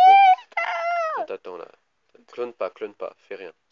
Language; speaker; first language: French; native; French